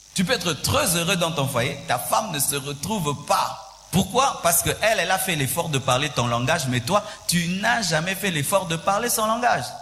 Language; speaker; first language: French; non-native, local second language; Swahili